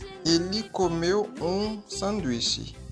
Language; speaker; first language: Portuguese; non-native, learner; Haitian Creole